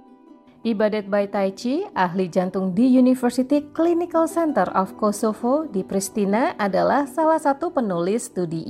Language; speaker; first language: Indonesian; native; Indonesian